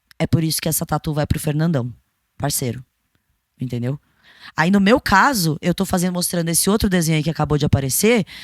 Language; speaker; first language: Portuguese; native; Portuguese